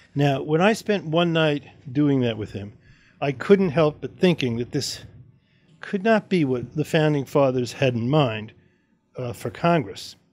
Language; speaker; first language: English; native; English